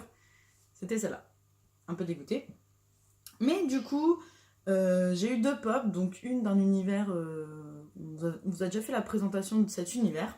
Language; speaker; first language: French; native; French